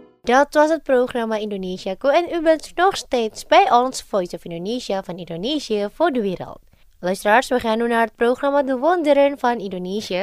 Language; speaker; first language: Dutch; non-native, fluent; Indonesian